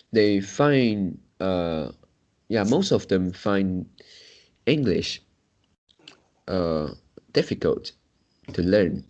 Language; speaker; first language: English; non-native, local second language; Chinese